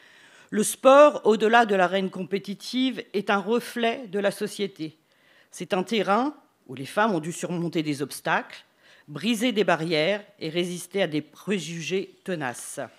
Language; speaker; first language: French; native; French